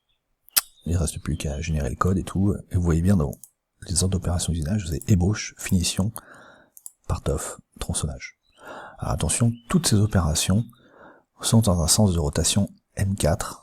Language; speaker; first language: French; native; French